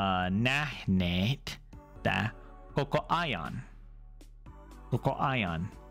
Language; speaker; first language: Finnish; non-native, learner; English